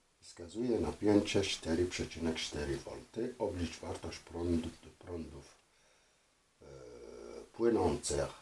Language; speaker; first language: Polish; non-native, fluent; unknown